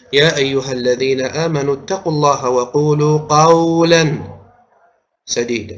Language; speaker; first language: Arabic; non-native, fluent; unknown